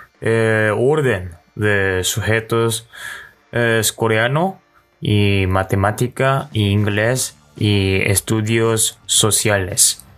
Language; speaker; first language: Spanish; non-native, learner; Korean